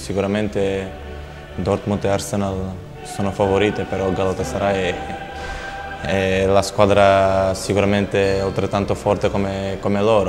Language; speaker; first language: Italian; non-native, fluent; Macedonian